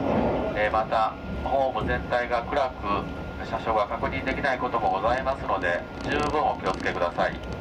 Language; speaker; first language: Japanese; native; Japanese